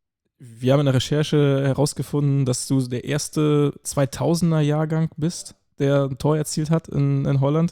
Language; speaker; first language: German; native; German